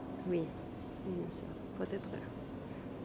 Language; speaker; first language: French; non-native, fluent; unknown